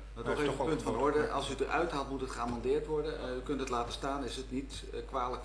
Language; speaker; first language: Dutch; native; Dutch